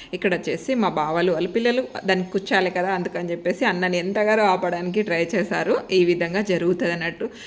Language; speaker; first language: Telugu; non-native, local second language; Lambadi